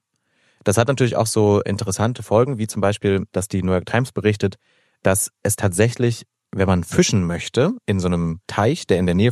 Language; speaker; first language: German; native; German